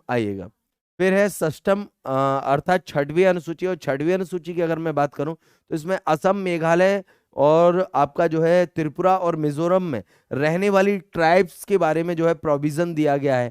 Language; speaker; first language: Hindi; native; Hindi